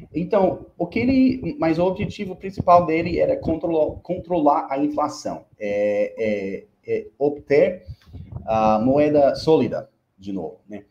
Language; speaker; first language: Portuguese; non-native, fluent; English